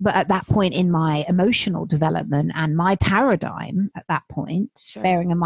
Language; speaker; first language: English; native; English